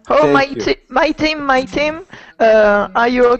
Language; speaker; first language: English; non-native, learner; French